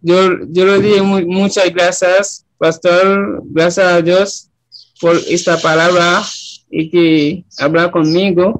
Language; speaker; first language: Spanish; non-native, learner; Haitian Creole